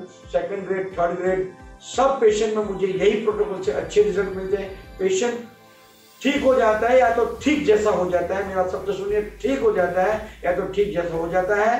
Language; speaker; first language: Hindi; non-native, local second language; Gujarati